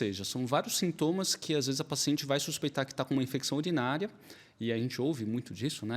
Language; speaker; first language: Portuguese; native; Portuguese